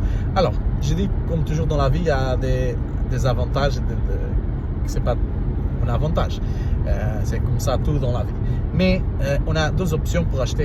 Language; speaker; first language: French; non-native, learner; Portuguese